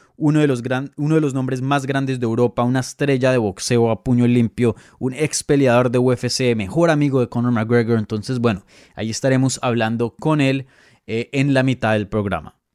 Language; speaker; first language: Spanish; native; Spanish